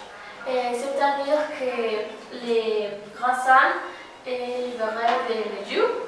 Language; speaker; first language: French; non-native, learner; Spanish